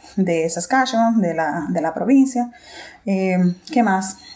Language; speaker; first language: Spanish; native; Spanish